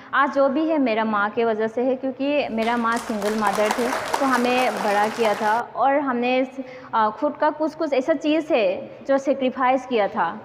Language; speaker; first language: Hindi; non-native, local second language; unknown